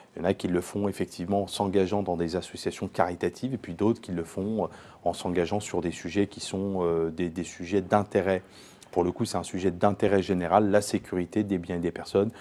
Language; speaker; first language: French; native; French